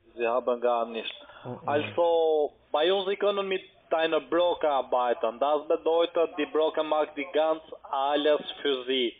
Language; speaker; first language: German; non-native, learner; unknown